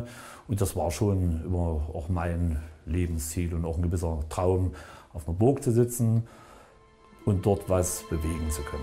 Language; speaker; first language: German; native; German